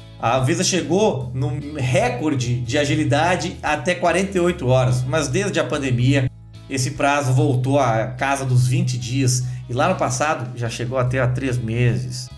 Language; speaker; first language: Portuguese; native; Portuguese